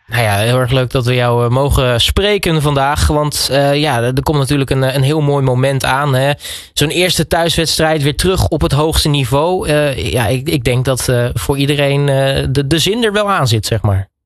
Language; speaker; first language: Dutch; native; Dutch